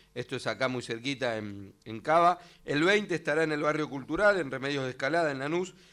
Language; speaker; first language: Spanish; native; Spanish